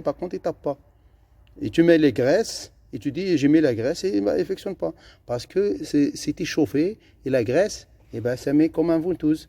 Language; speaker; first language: French; non-native, fluent; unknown